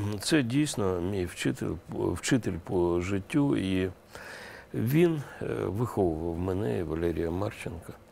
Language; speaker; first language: Ukrainian; non-native, local second language; Russian